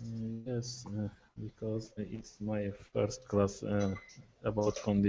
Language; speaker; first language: English; non-native, learner; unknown